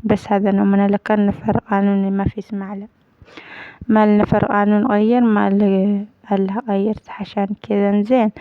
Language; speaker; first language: Arabic; non-native, learner; Amharic